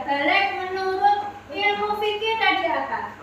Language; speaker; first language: Indonesian; native; Indonesian